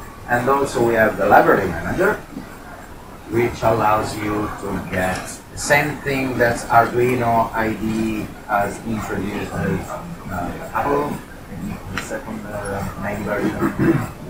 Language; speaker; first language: English; non-native, fluent; Italian